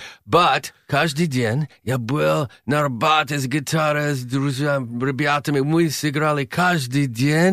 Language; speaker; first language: Russian; non-native, learner; English